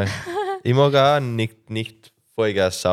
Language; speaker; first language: German; non-native, learner; English